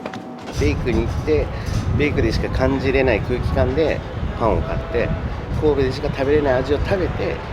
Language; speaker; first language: Japanese; native; Japanese